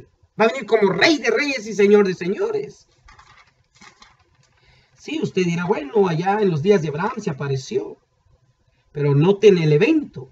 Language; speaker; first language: Spanish; native; Spanish